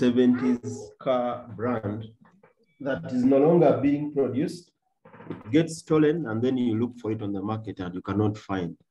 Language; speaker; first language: English; non-native, fluent; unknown